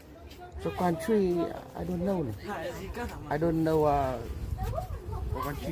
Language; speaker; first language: English; non-native, learner; Vietnamese